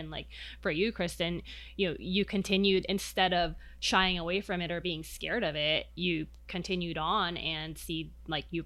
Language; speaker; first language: English; non-native, local second language; Filipino